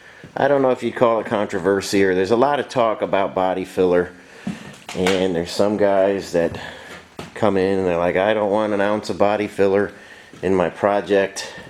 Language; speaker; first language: English; native; English